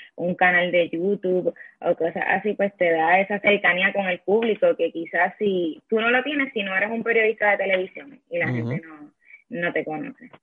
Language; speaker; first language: Spanish; native; Spanish